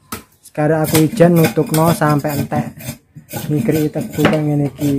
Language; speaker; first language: Indonesian; non-native, local second language; Javanese